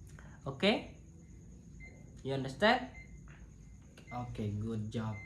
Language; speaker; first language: English; non-native, local second language; Indonesian